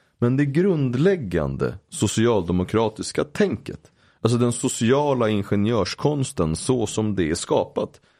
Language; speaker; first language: Swedish; native; Swedish